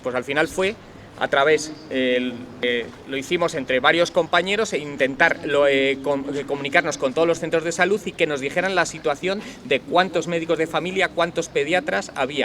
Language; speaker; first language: Spanish; native; Spanish